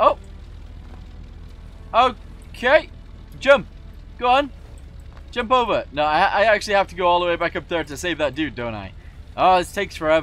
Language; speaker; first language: English; native; English